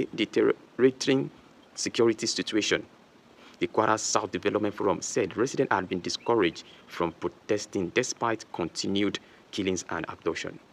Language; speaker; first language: English; non-native, local second language; Yoruba